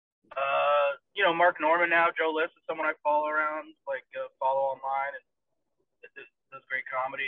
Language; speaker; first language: English; native; English